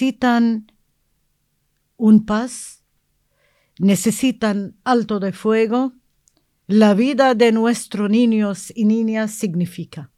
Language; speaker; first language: Spanish; non-native, learner; Arabic